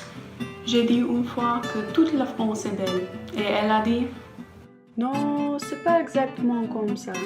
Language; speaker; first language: French; non-native, learner; English